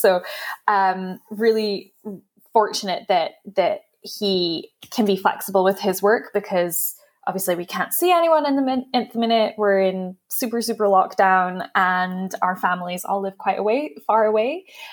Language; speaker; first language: English; native; English